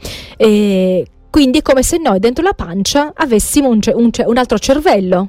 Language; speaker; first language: Italian; native; Italian